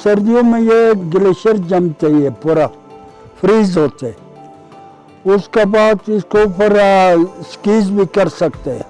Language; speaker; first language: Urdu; non-native, local second language; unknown